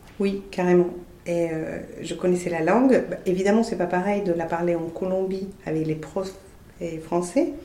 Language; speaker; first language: French; non-native, fluent; Spanish